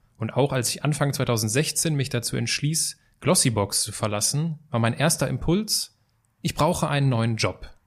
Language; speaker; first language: German; native; German